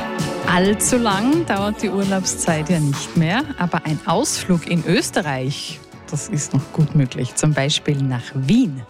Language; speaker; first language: German; native; German